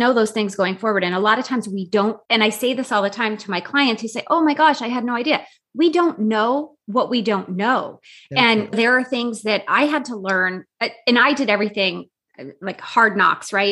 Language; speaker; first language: English; native; English